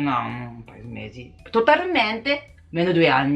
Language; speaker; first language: Italian; non-native, learner; Japanese